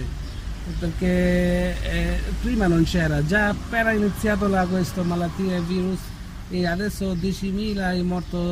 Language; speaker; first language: Italian; non-native, learner; Bangla